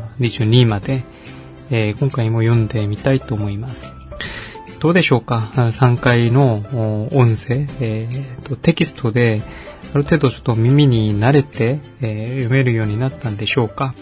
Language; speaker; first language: Japanese; non-native, fluent; Korean